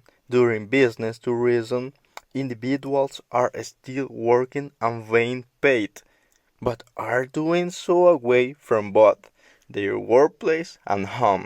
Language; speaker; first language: English; non-native, learner; Spanish